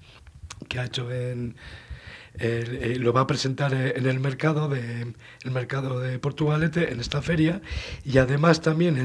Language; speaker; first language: Spanish; native; Spanish